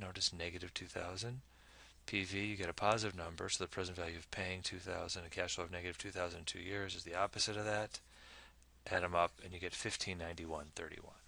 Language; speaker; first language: English; native; English